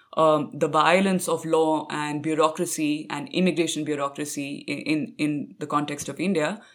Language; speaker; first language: English; non-native, local second language; Punjabi